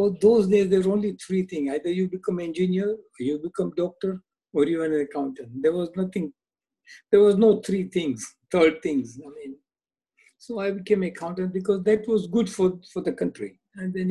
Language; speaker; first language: English; non-native, local second language; Gujarati